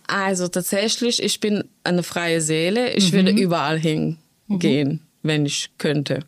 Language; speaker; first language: German; non-native, fluent; Bulgarian